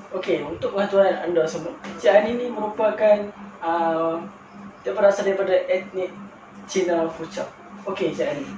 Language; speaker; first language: Malay; native; Malay